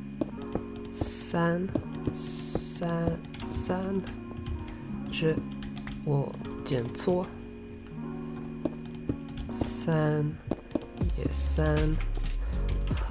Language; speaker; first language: Chinese; early bilingual, heritage; Chinese